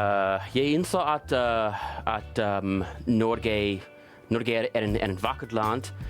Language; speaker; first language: Norwegian; non-native, learner; English